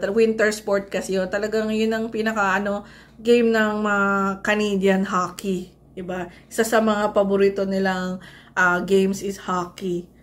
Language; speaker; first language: Filipino; non-native, local second language; Cebuano